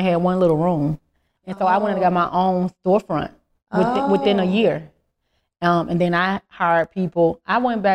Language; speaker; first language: English; native; English